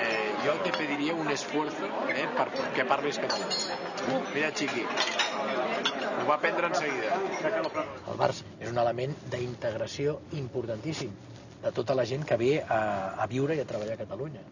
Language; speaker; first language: Catalan; native; Catalan